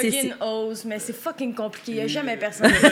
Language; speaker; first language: French; native; French